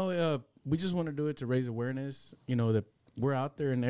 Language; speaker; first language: English; early bilingual, other home language; Spanish